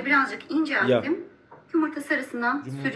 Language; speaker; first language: Turkish; native; Turkish